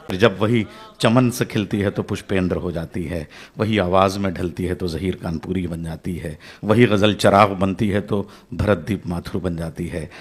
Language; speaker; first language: Urdu; native; Urdu